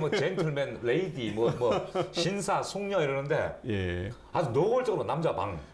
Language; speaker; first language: Korean; native; Korean